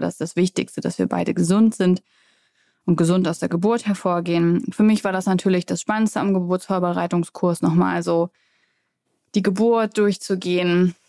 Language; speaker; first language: German; native; German